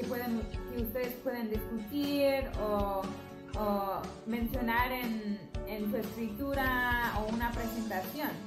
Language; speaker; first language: Spanish; non-native, fluent; English